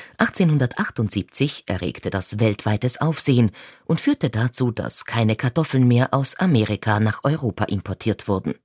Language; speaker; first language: German; native; German